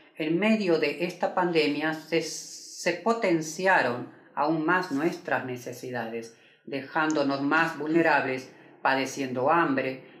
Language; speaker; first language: Spanish; native; Spanish